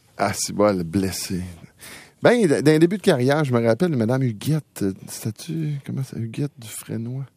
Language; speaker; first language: French; native; French